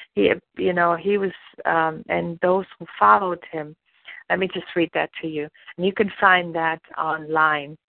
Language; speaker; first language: English; non-native, fluent; German